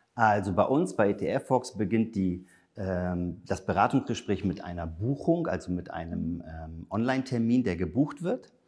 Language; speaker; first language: German; native; German